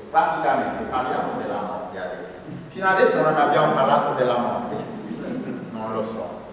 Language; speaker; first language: Italian; non-native, fluent; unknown